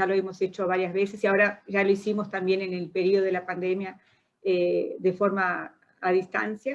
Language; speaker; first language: Spanish; non-native, fluent; Portuguese